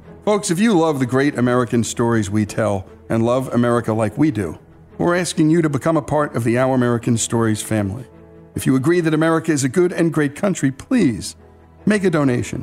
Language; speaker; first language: English; native; English